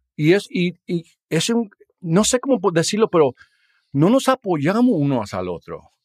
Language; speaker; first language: Spanish; early bilingual, heritage; Spanish